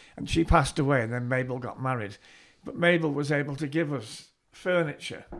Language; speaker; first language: English; native; English